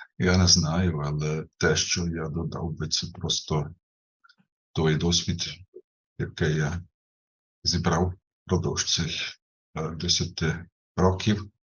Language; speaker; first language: Ukrainian; non-native, fluent; German